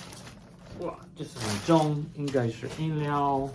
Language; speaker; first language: Chinese; non-native, fluent; English